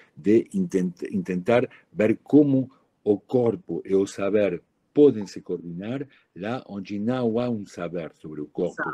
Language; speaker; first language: Portuguese; non-native, learner; Spanish